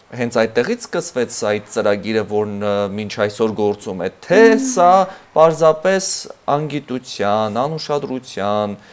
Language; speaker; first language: Armenian; native; Armenian